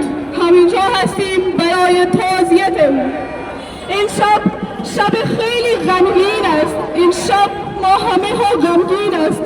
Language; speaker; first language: Persian; non-native, learner; Urdu